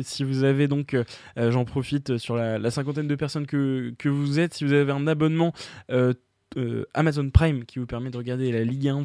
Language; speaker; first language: French; native; French